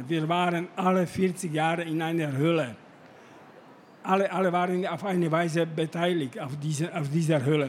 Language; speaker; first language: German; non-native, fluent; Slovak